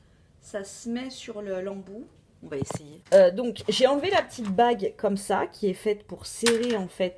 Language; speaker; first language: French; native; French